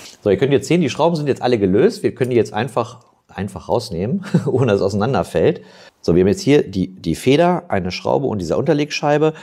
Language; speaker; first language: German; native; German